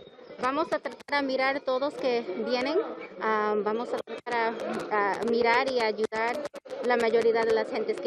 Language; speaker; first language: Spanish; non-native, learner; English